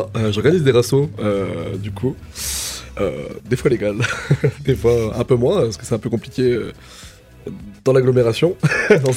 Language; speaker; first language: French; native; French